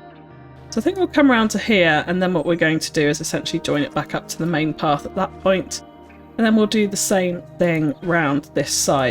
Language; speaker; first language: English; native; English